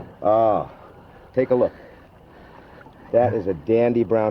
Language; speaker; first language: English; native; English